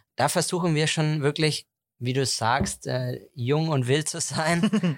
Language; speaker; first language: German; native; German